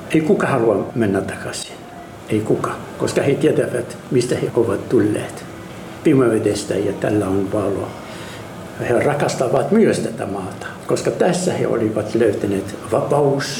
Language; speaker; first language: Finnish; non-native, learner; Arabic